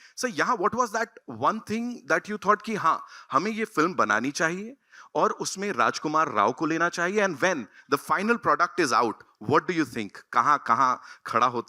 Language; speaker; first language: Hindi; native; Hindi